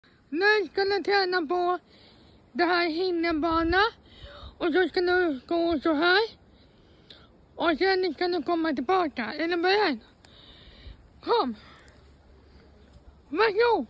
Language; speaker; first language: Swedish; non-native, fluent; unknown